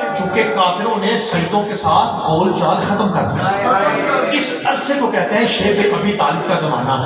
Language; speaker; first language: Urdu; non-native, local second language; Punjabi